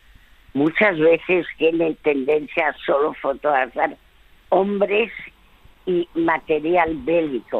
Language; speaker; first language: Spanish; early bilingual, other home language; French